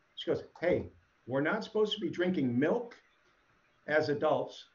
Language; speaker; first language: English; native; English